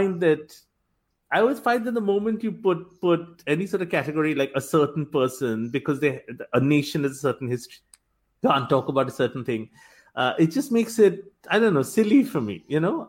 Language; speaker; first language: English; non-native, local second language; Bangla